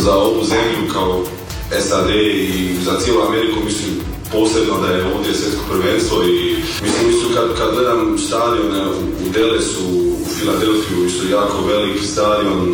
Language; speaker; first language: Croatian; early bilingual, heritage; Croatian